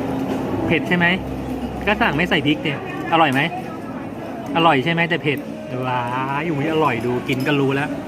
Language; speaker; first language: Thai; native; Thai